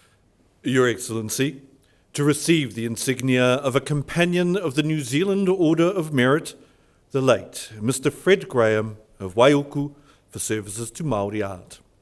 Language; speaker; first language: English; native; English